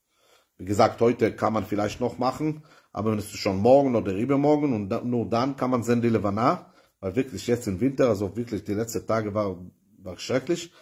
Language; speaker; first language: German; non-native, fluent; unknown